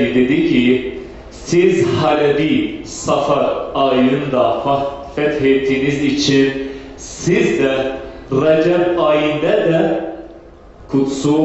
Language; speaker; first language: Turkish; non-native, fluent; Arabic